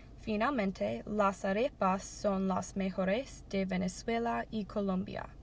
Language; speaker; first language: Spanish; non-native, learner; English